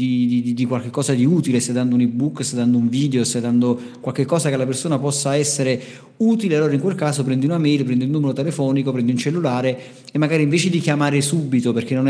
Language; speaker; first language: Italian; native; Italian